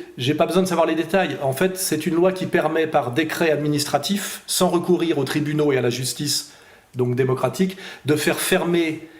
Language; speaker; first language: French; native; French